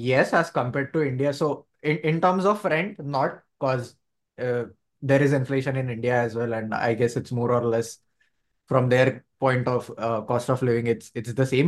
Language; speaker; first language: English; non-native, local second language; Marathi